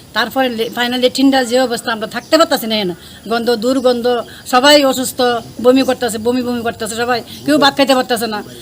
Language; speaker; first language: Bangla; native; Bangla